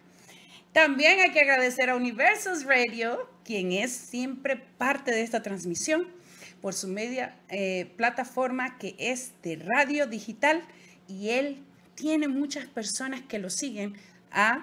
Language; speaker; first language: Spanish; native; Spanish